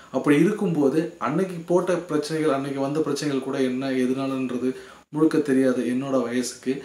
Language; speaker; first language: Tamil; native; Tamil